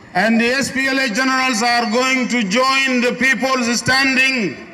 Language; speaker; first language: English; non-native, fluent; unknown